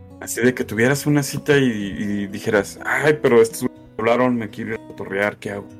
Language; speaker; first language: Spanish; native; Spanish